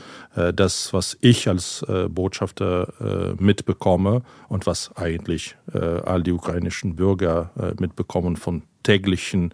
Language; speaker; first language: German; non-native, fluent; Ukrainian